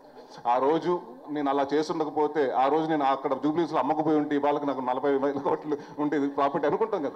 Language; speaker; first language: Telugu; native; Telugu